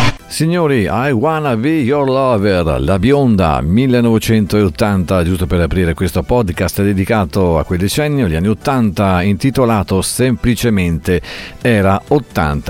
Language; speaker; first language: Italian; native; Italian